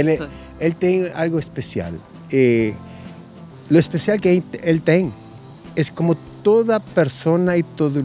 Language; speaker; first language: Portuguese; non-native, learner; Spanish